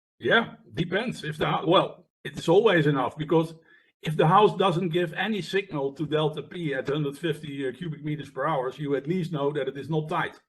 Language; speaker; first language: English; non-native, fluent; Dutch